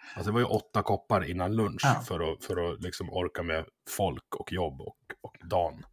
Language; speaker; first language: Swedish; native; Swedish